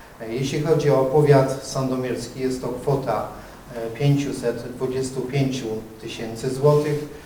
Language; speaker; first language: Polish; native; Polish